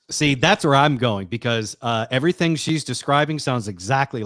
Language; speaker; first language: English; native; English